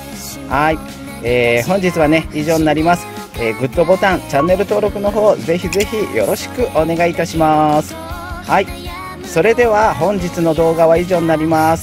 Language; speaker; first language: Japanese; native; Japanese